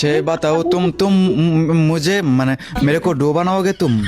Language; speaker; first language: Hindi; non-native, learner; Bangla